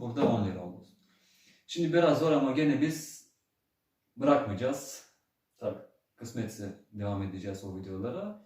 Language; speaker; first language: Turkish; early bilingual, heritage; Turkish